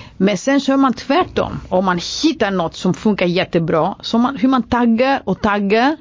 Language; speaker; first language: Swedish; non-native, fluent; Greek